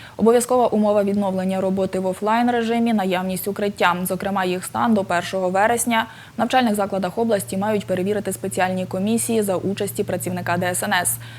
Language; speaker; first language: Ukrainian; native; Ukrainian